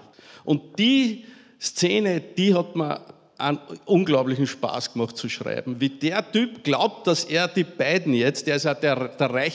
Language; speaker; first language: German; native; German